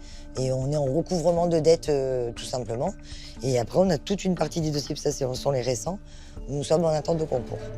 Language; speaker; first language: French; native; French